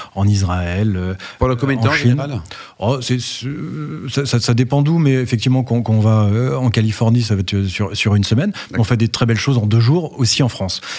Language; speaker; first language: French; native; French